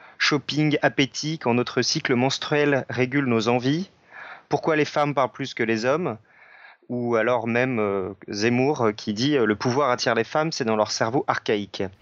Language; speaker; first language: French; native; French